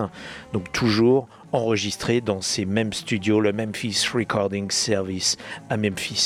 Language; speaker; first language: French; native; French